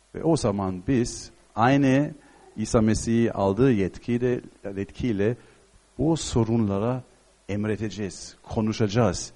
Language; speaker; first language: Turkish; non-native, fluent; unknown